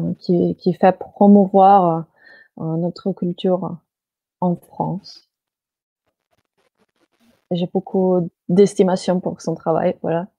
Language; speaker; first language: French; non-native, fluent; Slovenian